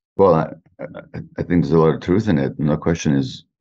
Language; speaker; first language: English; native; English